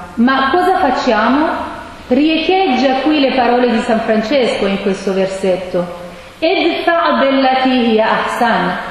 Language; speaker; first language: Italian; non-native, fluent; Persian